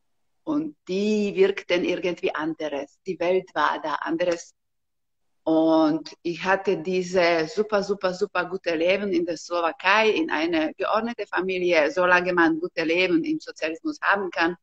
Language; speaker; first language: German; non-native, fluent; Slovak